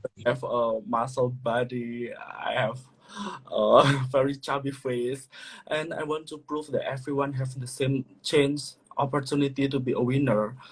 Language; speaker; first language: English; non-native, learner; Indonesian